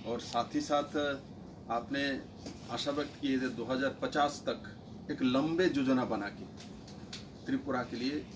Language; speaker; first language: Hindi; non-native, local second language; Bangla